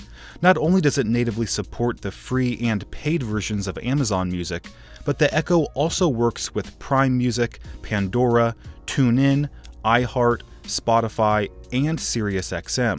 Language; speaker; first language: English; native; English